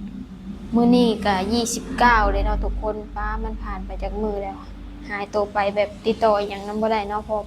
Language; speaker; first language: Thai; non-native, local second language; Lao